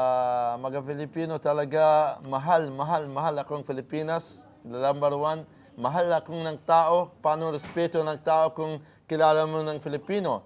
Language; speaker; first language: Filipino; non-native, learner; Arabic